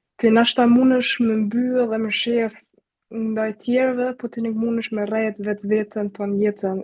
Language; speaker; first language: Albanian; early bilingual, heritage; Albanian